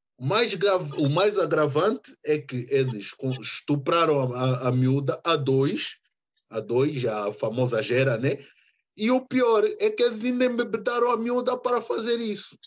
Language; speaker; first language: Portuguese; early bilingual, heritage; Portuguese